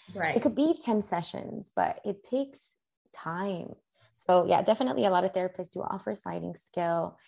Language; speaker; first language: English; early bilingual, other home language; Spanish